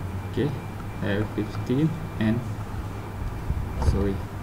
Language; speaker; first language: English; non-native, local second language; Malay